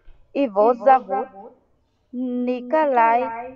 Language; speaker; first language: Russian; non-native, learner; Vietnamese